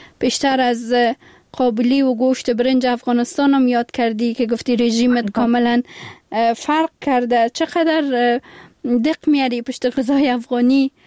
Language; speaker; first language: Persian; native; Persian